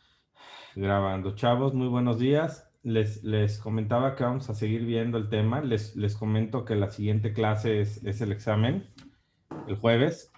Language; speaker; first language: Spanish; native; Spanish